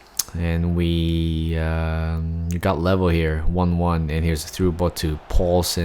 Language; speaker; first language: English; non-native, fluent; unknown